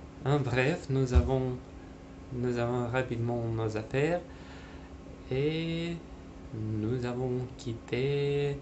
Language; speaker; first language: French; non-native, learner; Russian